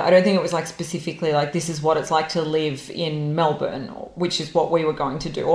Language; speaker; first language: English; non-native, local second language; Serbian